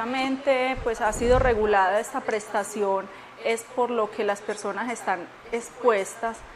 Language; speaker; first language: Spanish; native; Spanish